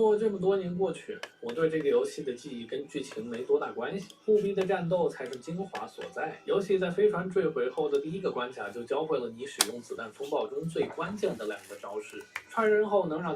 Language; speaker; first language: Chinese; native; Chinese